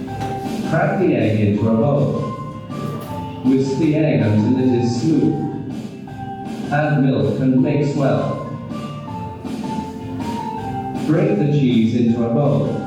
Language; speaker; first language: English; non-native, learner; Indonesian